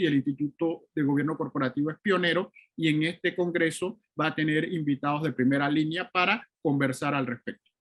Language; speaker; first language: Spanish; native; Spanish